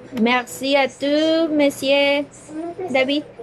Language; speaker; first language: French; non-native, learner; Spanish